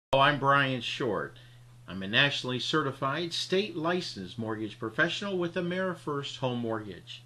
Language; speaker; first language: English; native; English